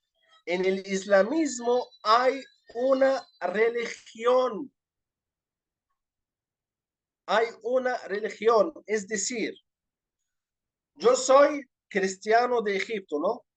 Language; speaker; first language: Spanish; non-native, fluent; Arabic